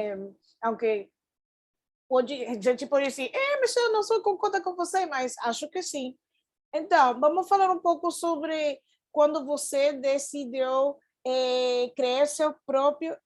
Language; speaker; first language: Portuguese; non-native, fluent; Spanish